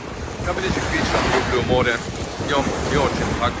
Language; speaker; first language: Russian; non-native, learner; Turkish